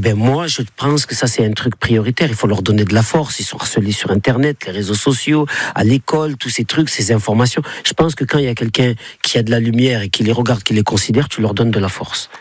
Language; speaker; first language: French; native; French